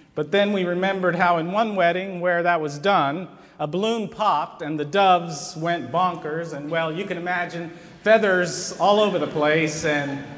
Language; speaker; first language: English; native; English